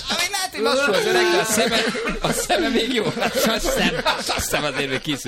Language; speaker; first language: Hungarian; native; Hungarian